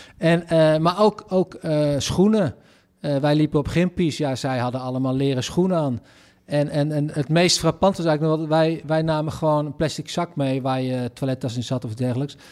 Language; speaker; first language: Dutch; native; Dutch